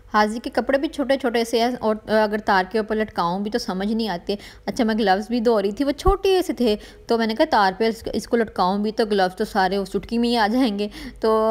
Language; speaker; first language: Urdu; non-native, local second language; Punjabi